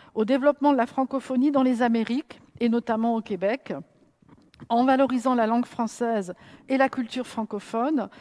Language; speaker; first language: French; native; French